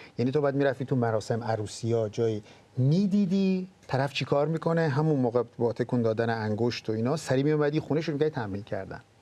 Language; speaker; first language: Persian; native; Persian